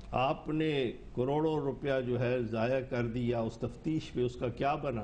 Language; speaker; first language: Urdu; non-native, local second language; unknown